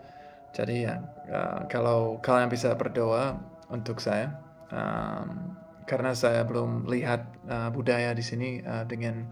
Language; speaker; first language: Indonesian; non-native, fluent; English